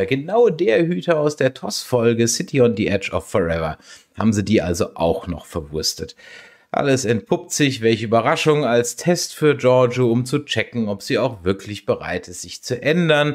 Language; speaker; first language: German; native; German